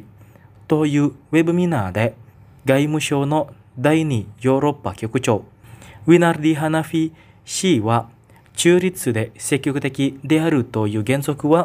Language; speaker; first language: Japanese; non-native, fluent; Indonesian